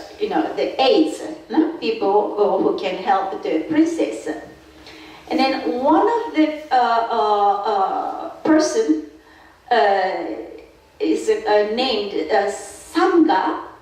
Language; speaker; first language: English; non-native, fluent; Korean